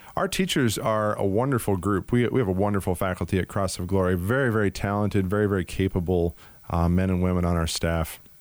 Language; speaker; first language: English; native; English